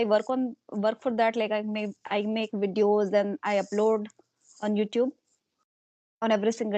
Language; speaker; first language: English; non-native, local second language; Hindi